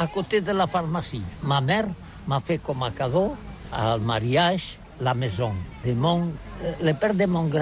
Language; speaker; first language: French; non-native, learner; Catalan